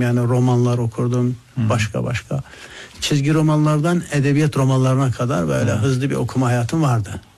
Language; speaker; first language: Turkish; native; Turkish